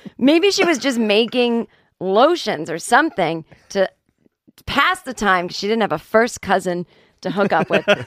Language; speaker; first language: English; native; English